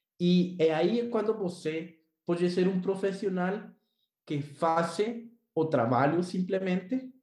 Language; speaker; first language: Portuguese; non-native, learner; Spanish